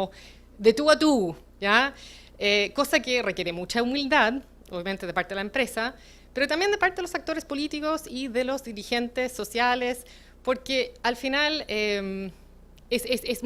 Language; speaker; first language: Spanish; native; Spanish